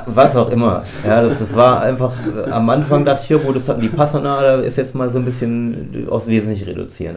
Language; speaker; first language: German; native; German